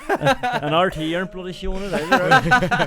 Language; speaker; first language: English; native; English